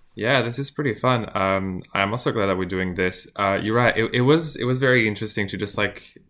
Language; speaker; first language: English; non-native, fluent; French